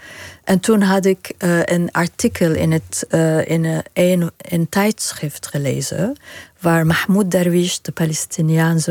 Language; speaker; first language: Dutch; non-native, fluent; Arabic